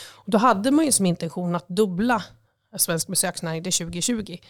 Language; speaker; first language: Swedish; native; Swedish